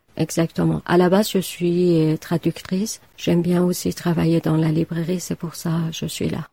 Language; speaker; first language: French; non-native, fluent; Persian